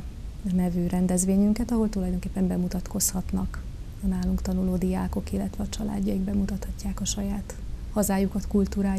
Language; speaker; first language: Hungarian; native; Hungarian